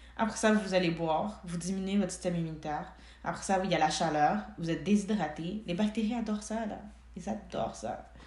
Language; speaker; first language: French; early bilingual, other home language; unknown